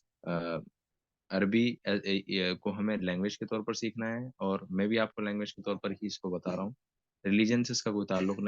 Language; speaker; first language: Hindi; native; Hindi